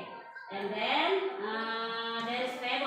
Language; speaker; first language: English; non-native, learner; Indonesian